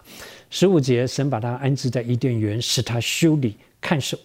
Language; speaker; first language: Chinese; native; Chinese